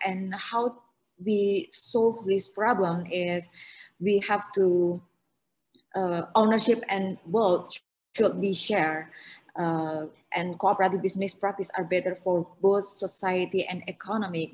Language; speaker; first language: English; non-native, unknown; Indonesian